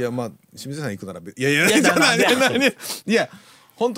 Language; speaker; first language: Japanese; native; Japanese